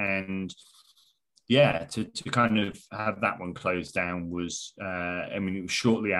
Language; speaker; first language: English; native; English